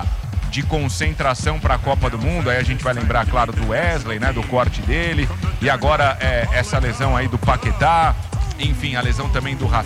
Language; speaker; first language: Portuguese; native; Portuguese